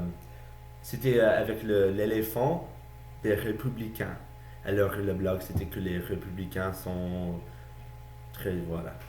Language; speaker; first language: French; non-native, learner; English